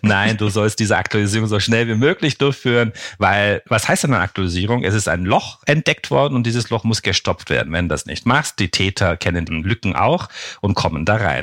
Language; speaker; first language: German; non-native, fluent; Turkish